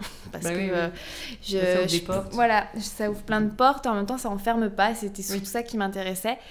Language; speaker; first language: French; native; French